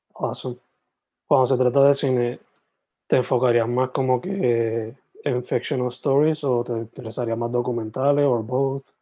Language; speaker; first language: Spanish; native; Spanish